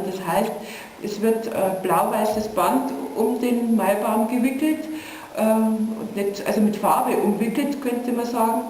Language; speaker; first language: German; native; German